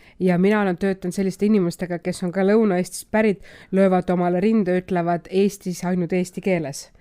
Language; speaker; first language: Estonian; non-native, local second language; Russian